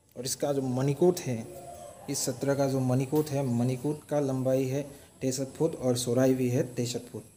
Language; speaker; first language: Hindi; non-native, local second language; Assamese